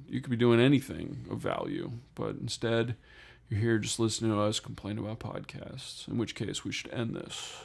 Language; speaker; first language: English; native; English